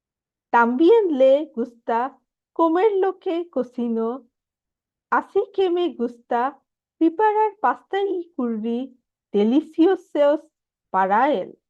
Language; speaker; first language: Spanish; non-native, learner; Bangla